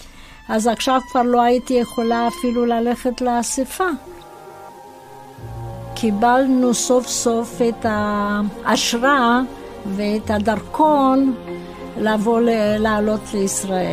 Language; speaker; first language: Hebrew; non-native, fluent; Romanian